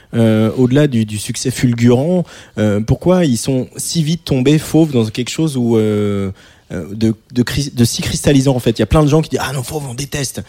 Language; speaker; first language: French; native; French